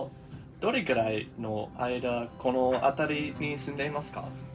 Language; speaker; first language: Japanese; non-native, fluent; English